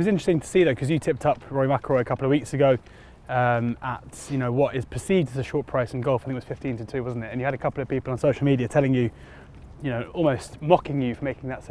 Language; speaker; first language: English; native; English